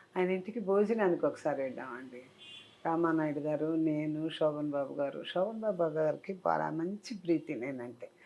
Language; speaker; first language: Telugu; native; Telugu